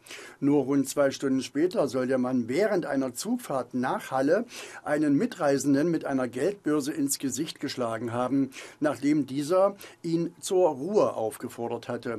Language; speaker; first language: German; native; German